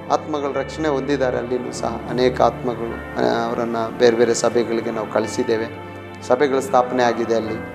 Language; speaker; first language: Kannada; native; Kannada